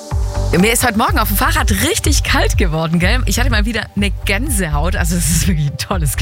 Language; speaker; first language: German; native; German